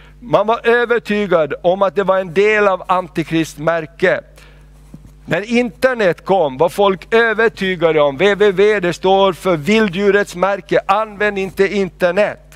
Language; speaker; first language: Swedish; non-native, fluent; Spanish